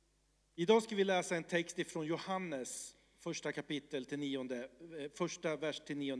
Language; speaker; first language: Swedish; early bilingual, other home language; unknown